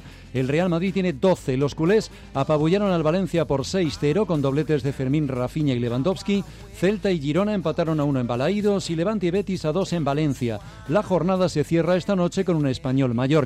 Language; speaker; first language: Spanish; native; Spanish